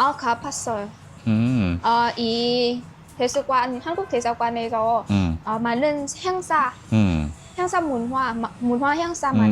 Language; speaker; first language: Korean; non-native, learner; Vietnamese